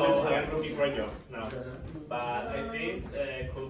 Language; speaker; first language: English; non-native, learner; Spanish